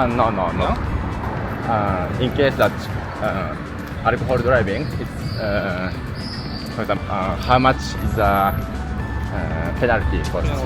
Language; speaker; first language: English; non-native, learner; Japanese